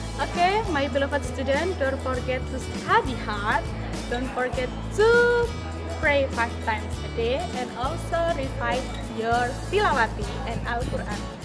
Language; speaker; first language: English; non-native, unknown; Indonesian